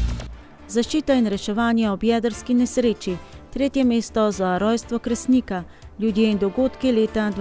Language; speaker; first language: Slovenian; native; Slovenian